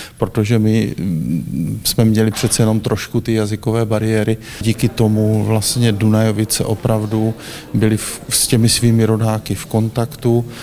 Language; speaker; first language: Czech; native; Czech